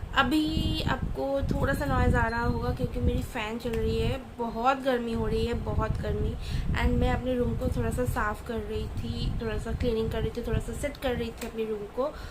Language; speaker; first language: Hindi; non-native, local second language; Bangla